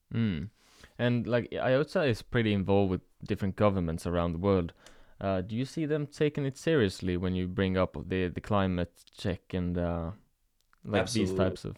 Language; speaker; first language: English; non-native, fluent; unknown